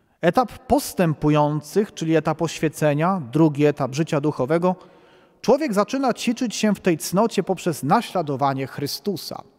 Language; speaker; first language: Polish; native; Polish